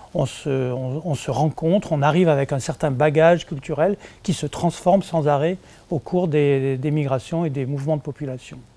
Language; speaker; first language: French; native; French